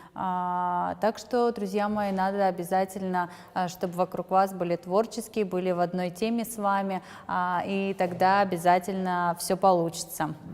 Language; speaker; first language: Russian; native; Russian